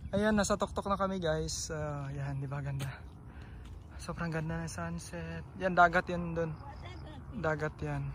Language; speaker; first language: Filipino; non-native, local second language; Cebuano